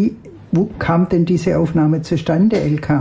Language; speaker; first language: German; native; German